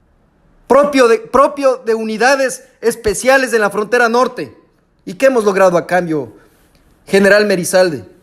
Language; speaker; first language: Spanish; native; Spanish